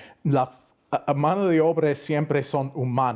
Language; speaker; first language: Spanish; non-native, fluent; English